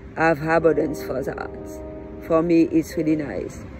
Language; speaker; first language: English; non-native, learner; French